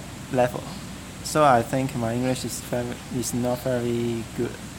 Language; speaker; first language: English; non-native, learner; Cantonese